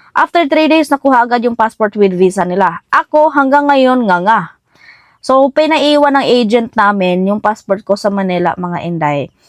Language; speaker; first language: Filipino; non-native, local second language; Cebuano